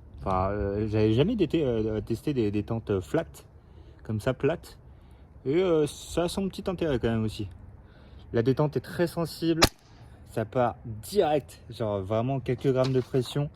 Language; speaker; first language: French; native; French